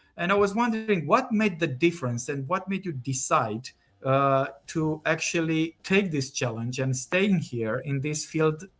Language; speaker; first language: English; non-native, fluent; Romanian